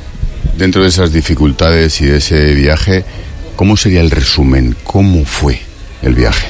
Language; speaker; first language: Spanish; native; Spanish